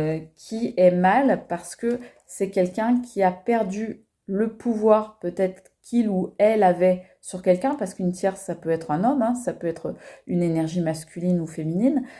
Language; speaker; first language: French; native; French